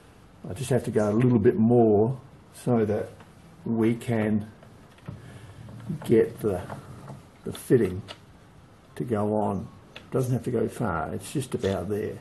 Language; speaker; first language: English; native; English